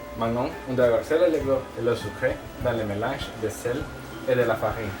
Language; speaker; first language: French; non-native, learner; Spanish